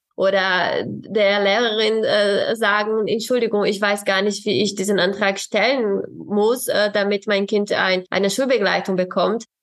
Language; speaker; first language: German; non-native, fluent; Portuguese